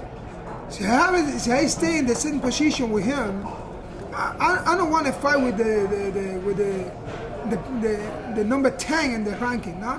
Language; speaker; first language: English; non-native, learner; Spanish